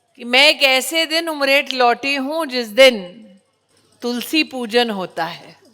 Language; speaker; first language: Hindi; native; Hindi